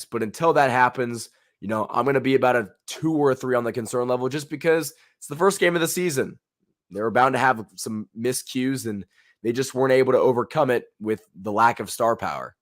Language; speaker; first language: English; native; English